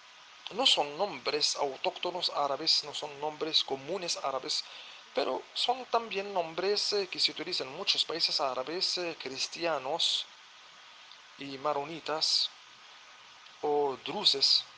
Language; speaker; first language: Spanish; non-native, fluent; Arabic